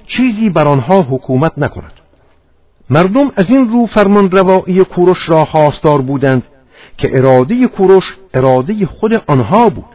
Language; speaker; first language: Persian; non-native, local second language; Armenian